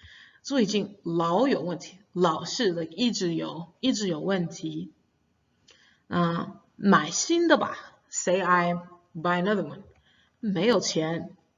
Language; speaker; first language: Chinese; non-native, fluent; English